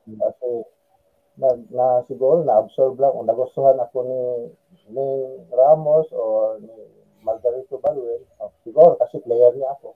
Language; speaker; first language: Filipino; non-native, local second language; Cebuano